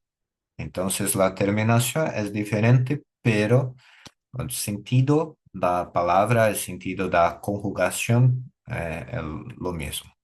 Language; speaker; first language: Spanish; non-native, learner; Portuguese